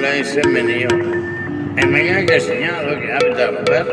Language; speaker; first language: Italian; non-native, local second language; Venetian